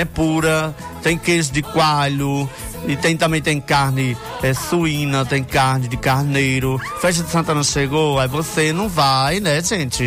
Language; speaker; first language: Portuguese; native; Portuguese